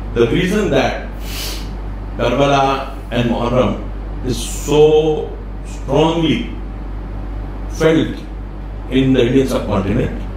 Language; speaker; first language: English; non-native, local second language; Urdu